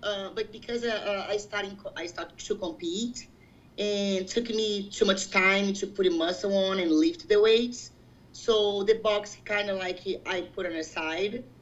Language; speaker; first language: English; non-native, fluent; Portuguese